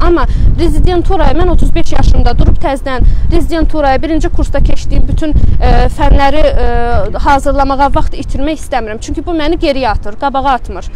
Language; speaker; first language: Azerbaijani; native; Azerbaijani